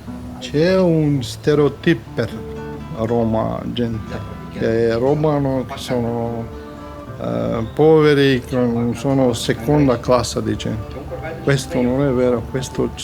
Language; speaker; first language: Italian; non-native, learner; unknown